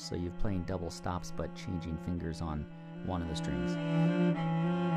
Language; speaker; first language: English; native; English